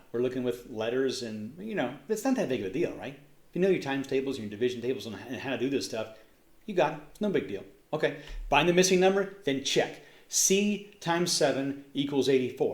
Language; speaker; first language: English; native; English